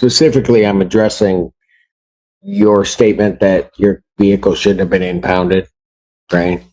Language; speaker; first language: English; native; English